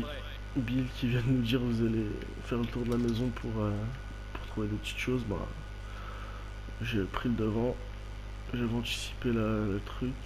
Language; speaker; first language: French; native; French